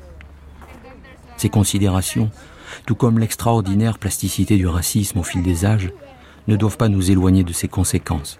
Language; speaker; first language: French; native; French